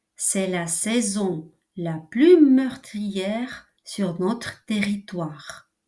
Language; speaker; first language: French; non-native, fluent; Ukrainian